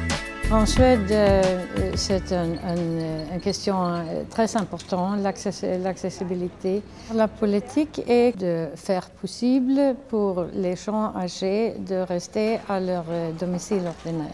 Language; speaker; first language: French; non-native, fluent; Swedish